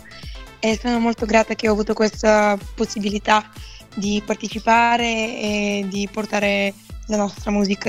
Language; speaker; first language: Italian; non-native, fluent; Bulgarian